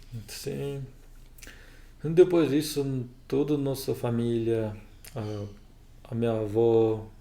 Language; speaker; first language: Portuguese; non-native, learner; Russian